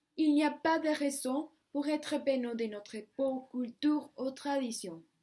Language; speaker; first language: French; non-native, learner; Spanish